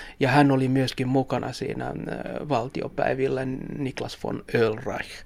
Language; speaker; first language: Finnish; non-native, local second language; Swedish